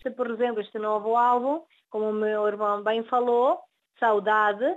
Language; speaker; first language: Portuguese; early bilingual, heritage; Spanish